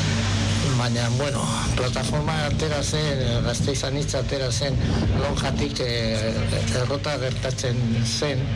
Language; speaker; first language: Basque; non-native, local second language; Spanish